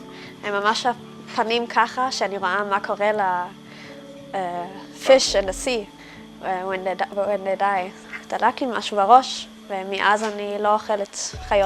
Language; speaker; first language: Hebrew; early bilingual, heritage; German